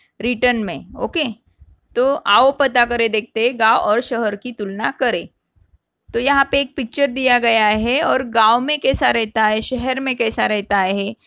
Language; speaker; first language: Hindi; non-native, local second language; Marathi